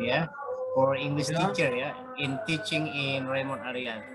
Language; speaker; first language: English; non-native, fluent; Indonesian